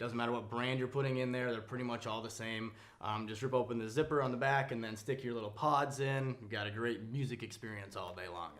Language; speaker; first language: English; native; English